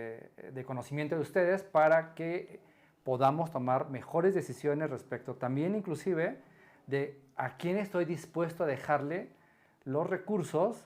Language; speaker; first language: Spanish; native; Spanish